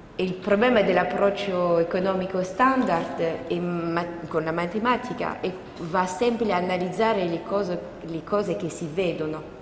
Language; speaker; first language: Italian; non-native, fluent; French